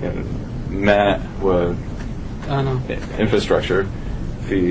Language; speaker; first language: Arabic; non-native, learner; English